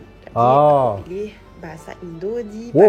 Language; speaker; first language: Indonesian; non-native, fluent; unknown